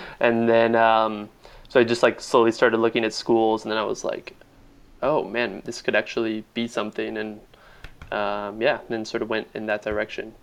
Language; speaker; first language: English; native; English